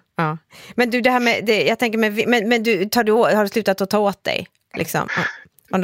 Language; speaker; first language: Swedish; native; Swedish